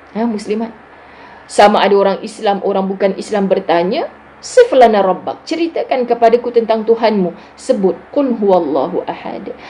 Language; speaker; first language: Malay; native; Malay